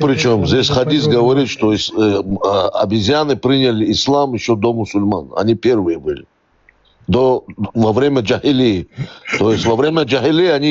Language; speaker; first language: Russian; native; Russian